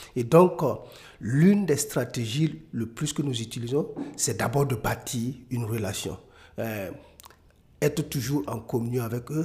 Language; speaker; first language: French; non-native, local second language; Mossi